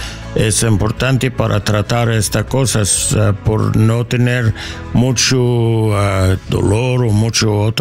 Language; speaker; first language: Spanish; non-native, learner; English